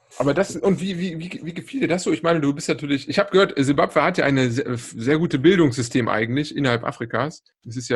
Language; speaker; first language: German; native; German